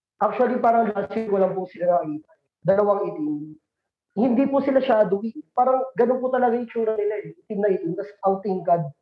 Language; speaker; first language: Filipino; native; Filipino